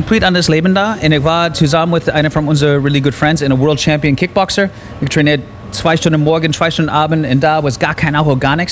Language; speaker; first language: German; non-native, learner; English